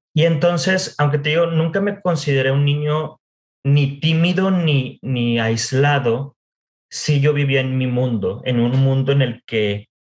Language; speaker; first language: Spanish; native; Spanish